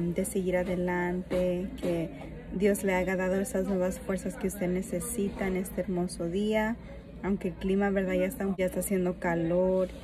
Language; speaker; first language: Spanish; early bilingual, heritage; Spanish